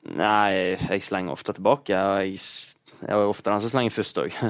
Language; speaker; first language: Norwegian; native; Norwegian